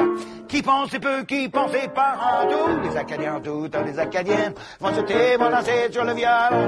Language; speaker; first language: French; native; French